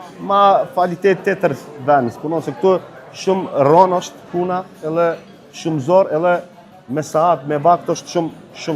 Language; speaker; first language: Albanian; early bilingual, heritage; Turkish